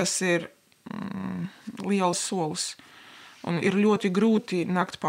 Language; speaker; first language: Latvian; non-native, local second language; Russian